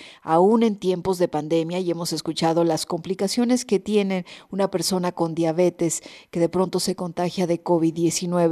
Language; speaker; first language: Spanish; native; Spanish